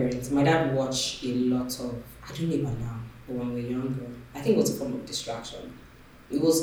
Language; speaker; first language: English; non-native, local second language; Yoruba